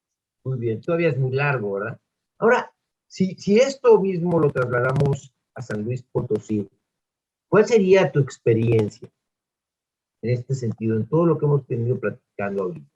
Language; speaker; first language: Spanish; native; Spanish